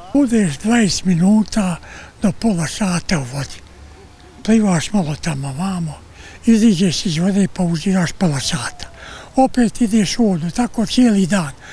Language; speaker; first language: Croatian; native; Croatian